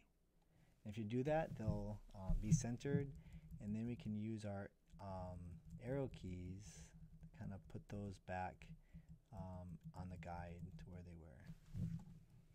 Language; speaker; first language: English; native; English